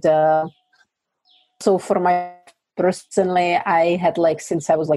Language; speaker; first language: English; non-native, fluent; Czech